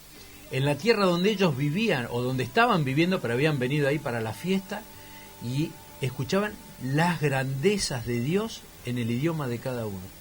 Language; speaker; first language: Spanish; native; Spanish